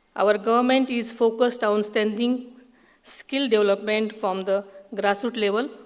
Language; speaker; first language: English; non-native, local second language; Marathi